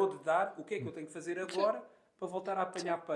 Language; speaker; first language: Portuguese; native; Portuguese